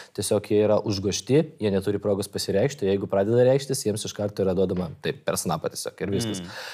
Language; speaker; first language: Lithuanian; non-native, local second language; Polish